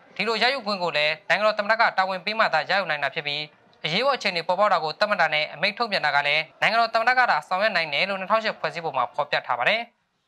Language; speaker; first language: Burmese; native; Burmese